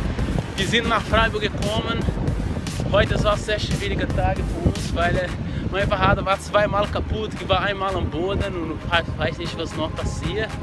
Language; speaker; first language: German; non-native, learner; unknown